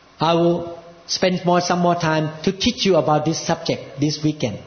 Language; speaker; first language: English; non-native, fluent; Thai